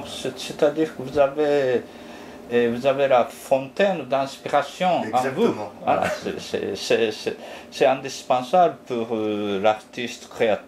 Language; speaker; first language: French; non-native, fluent; Japanese